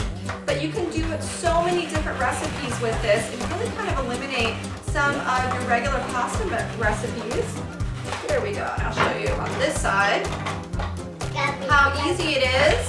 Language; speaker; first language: English; native; English